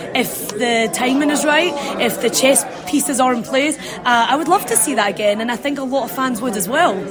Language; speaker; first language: English; native; English